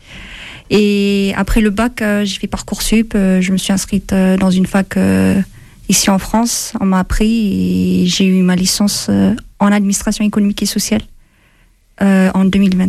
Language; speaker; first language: French; non-native, fluent; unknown